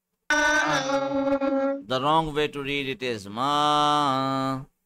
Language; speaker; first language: English; non-native, local second language; Urdu